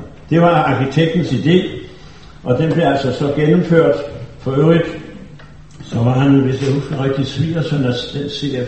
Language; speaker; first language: Danish; native; Danish